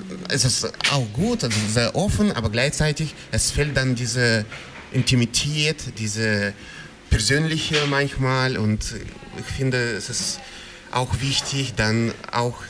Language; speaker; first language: German; non-native, fluent; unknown